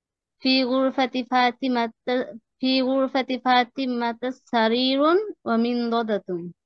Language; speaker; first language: Arabic; non-native, learner; Bangla